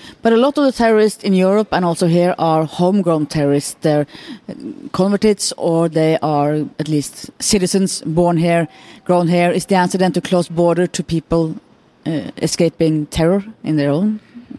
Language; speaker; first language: English; non-native, fluent; Norwegian